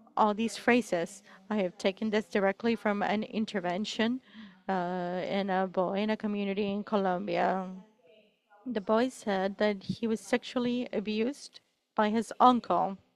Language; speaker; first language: English; non-native, fluent; Spanish